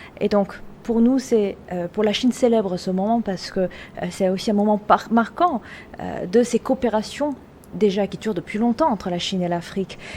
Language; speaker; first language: French; non-native, fluent; Chinese